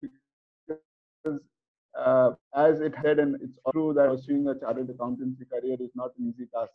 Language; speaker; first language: English; non-native, local second language; Hindi